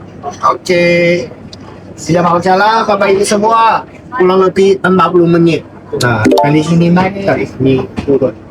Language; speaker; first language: Indonesian; non-native, learner; Chinese